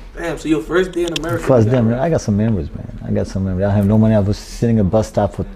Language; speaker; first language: English; non-native, local second language; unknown